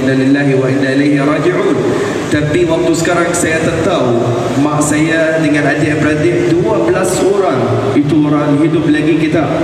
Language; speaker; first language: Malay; non-native, fluent; Arabic